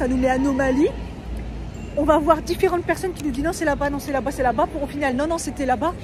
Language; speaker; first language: French; native; French